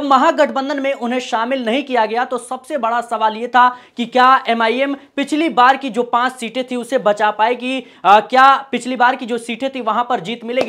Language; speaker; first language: Hindi; native; Hindi